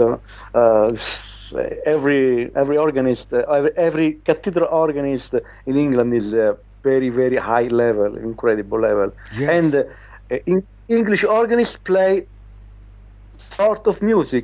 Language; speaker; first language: English; non-native, learner; Italian